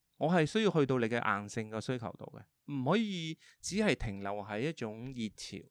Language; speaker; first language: Cantonese; early bilingual, heritage; Cantonese